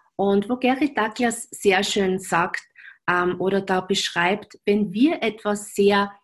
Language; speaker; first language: German; native; German